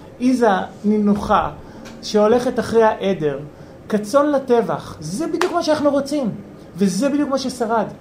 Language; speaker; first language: Hebrew; native; Hebrew